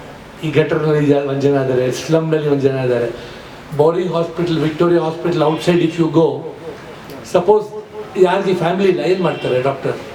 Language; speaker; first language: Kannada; non-native, local second language; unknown